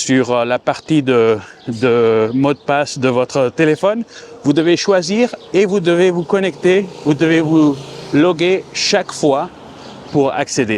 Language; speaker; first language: French; non-native, fluent; Spanish